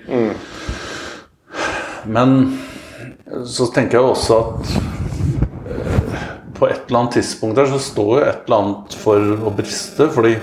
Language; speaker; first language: Norwegian; native; Norwegian